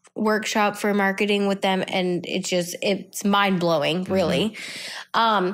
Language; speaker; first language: English; native; English